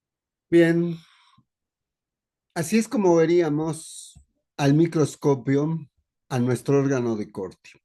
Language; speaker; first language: Spanish; native; Spanish